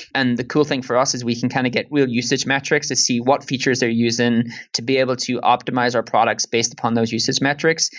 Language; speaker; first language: English; native; English